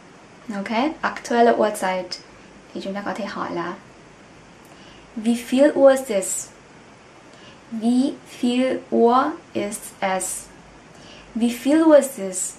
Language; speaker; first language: German; non-native, fluent; Vietnamese